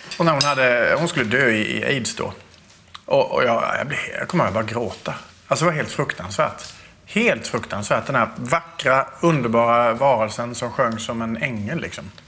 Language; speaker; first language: Swedish; native; Swedish